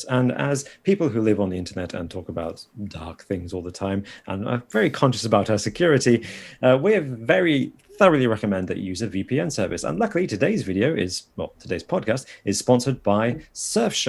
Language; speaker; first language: English; native; English